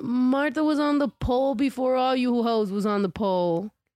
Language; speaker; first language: English; early bilingual, other home language; Spanish